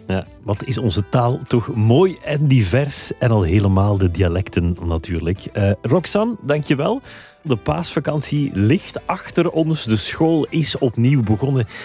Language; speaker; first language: Dutch; native; Dutch